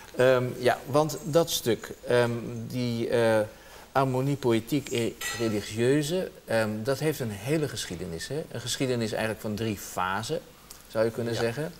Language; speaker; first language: Dutch; native; Dutch